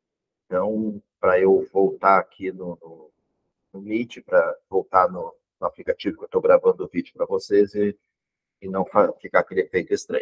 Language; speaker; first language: Portuguese; native; Portuguese